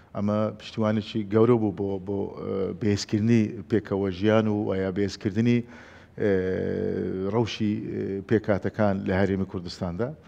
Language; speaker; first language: Central Kurdish; non-native, local second language; Turkmen